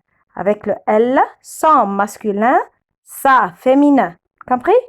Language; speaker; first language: French; non-native, fluent; Arabic